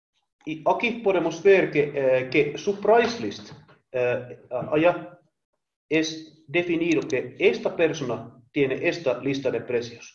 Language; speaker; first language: Spanish; non-native, learner; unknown